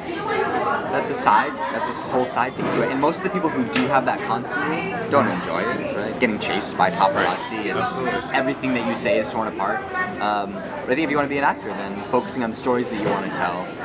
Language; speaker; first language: English; early bilingual, other home language; Hebrew